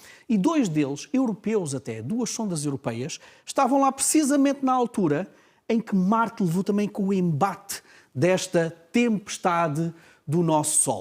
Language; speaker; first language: Portuguese; native; Portuguese